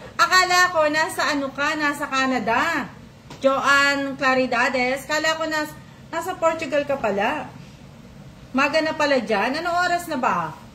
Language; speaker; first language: Filipino; non-native, local second language; Cebuano